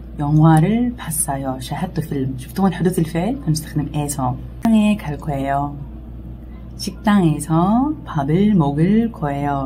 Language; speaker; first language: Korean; non-native, fluent; Arabic